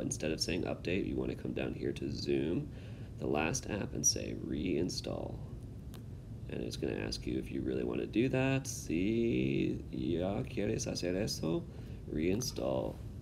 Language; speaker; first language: English; native; English